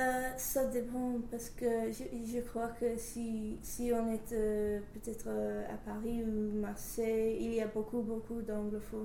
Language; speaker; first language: French; non-native, learner; English